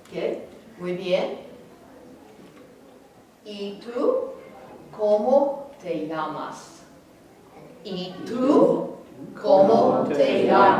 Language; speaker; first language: Spanish; non-native, fluent; English